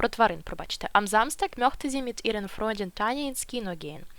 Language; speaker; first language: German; non-native, fluent; Ukrainian